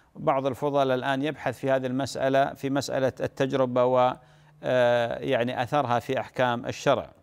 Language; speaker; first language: Arabic; native; Arabic